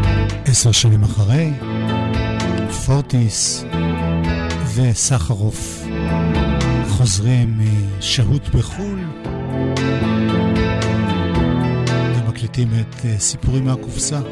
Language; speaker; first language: Hebrew; native; Hebrew